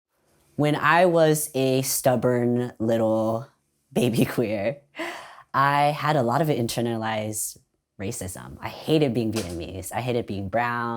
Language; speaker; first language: English; early bilingual, other home language; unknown